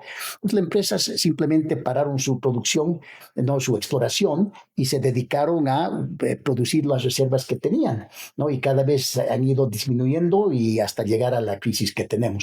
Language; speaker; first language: Spanish; native; Spanish